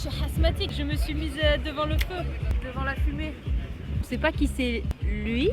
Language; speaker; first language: French; native; French